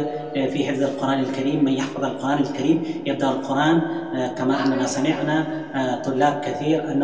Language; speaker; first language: Arabic; non-native, fluent; Urdu